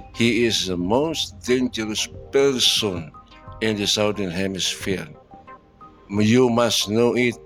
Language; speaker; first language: English; non-native, local second language; Cebuano